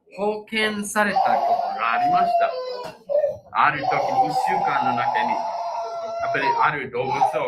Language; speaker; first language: Japanese; non-native, fluent; English